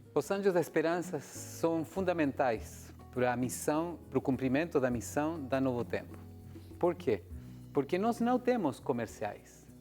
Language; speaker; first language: Portuguese; non-native, fluent; Spanish